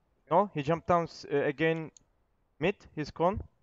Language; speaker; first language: English; non-native, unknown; Turkish